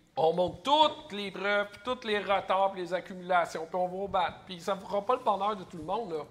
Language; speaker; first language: French; native; French